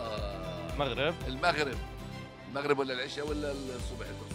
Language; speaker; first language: Arabic; native; Arabic